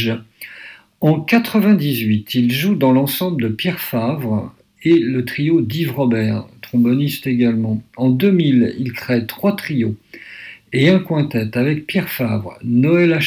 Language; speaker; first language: French; native; French